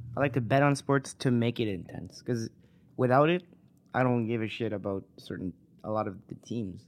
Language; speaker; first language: English; non-native, local second language; French